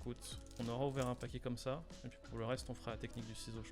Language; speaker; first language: French; native; French